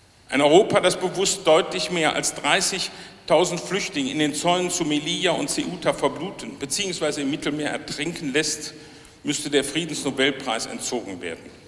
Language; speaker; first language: German; native; German